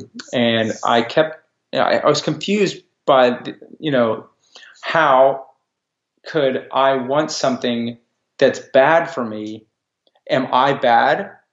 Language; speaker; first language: English; native; English